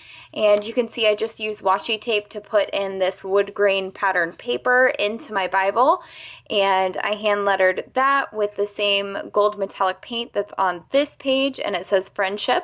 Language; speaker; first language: English; native; English